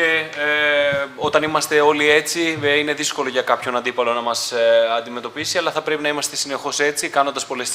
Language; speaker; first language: Greek; native; Greek